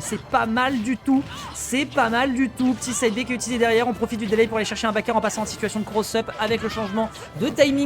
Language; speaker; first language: French; native; French